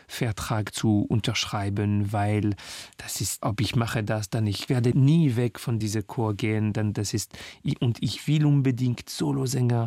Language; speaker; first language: German; non-native, learner; French